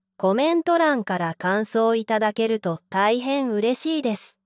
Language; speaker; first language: Japanese; native; Japanese